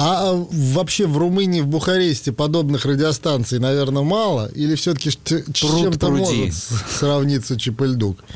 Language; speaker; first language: Russian; native; Russian